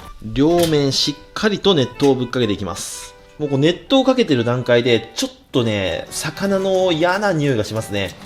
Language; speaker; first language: Japanese; native; Japanese